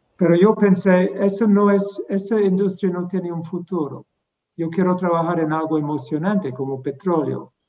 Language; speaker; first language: Spanish; non-native, fluent; English